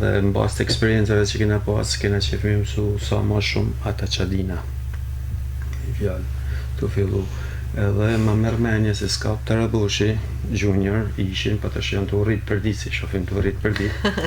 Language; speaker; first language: Albanian; native; Albanian